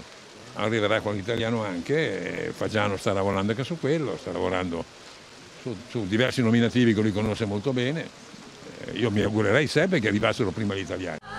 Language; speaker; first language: Italian; native; Italian